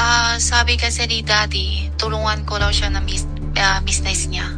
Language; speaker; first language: Filipino; non-native, learner; Chinese